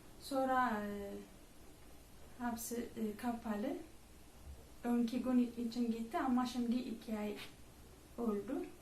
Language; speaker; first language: Turkish; non-native, learner; Amharic